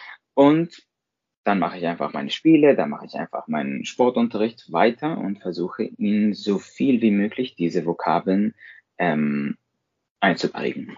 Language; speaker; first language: German; non-native, fluent; Spanish